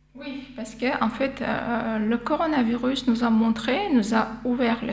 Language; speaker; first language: French; non-native, fluent; Armenian